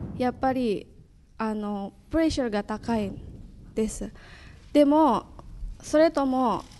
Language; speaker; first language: Japanese; non-native, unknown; Indonesian